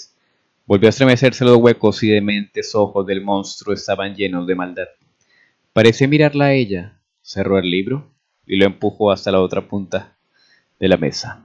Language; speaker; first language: Spanish; native; Spanish